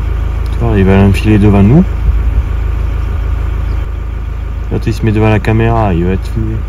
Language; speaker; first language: French; native; French